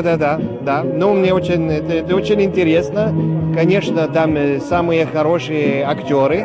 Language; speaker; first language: Russian; non-native, fluent; French